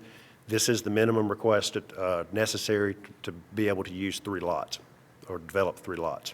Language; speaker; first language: English; native; English